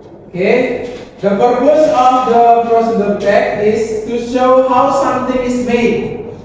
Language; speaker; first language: English; non-native, learner; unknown